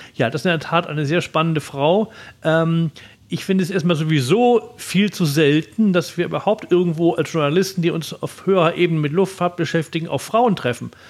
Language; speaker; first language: German; native; German